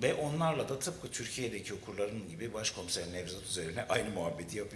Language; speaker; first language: Turkish; native; Turkish